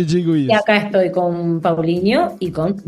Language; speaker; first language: Portuguese; non-native, learner; Spanish